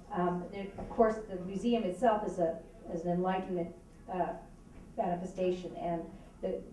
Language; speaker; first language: English; native; English